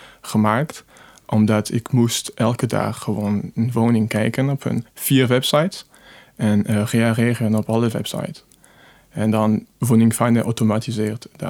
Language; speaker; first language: Dutch; non-native, fluent; French